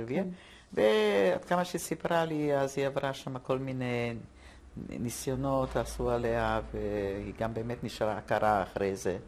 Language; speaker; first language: Hebrew; non-native, fluent; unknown